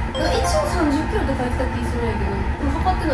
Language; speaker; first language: Japanese; native; Japanese